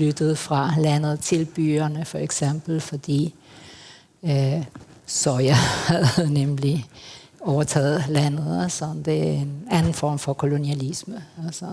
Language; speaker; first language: Danish; non-native, fluent; Spanish